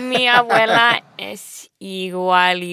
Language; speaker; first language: Spanish; early bilingual, heritage; English